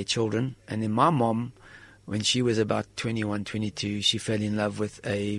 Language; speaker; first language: English; native; English